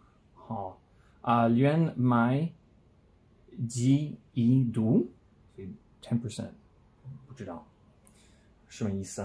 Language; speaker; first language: Chinese; non-native, learner; English